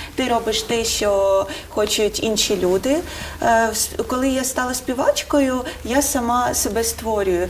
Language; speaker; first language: Ukrainian; non-native, local second language; Russian